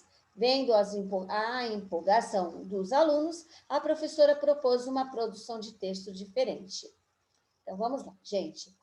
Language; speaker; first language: Portuguese; native; Portuguese